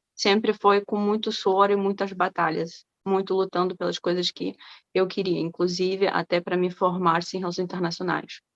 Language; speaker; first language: Portuguese; non-native, fluent; Ukrainian